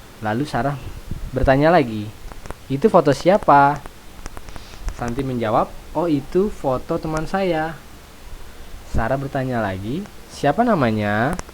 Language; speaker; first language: Indonesian; native; Indonesian